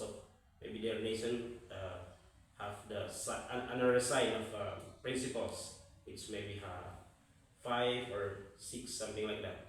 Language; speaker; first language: English; non-native, fluent; Indonesian